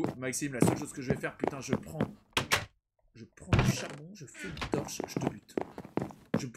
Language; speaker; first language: French; native; French